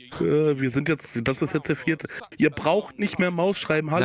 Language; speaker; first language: German; native; German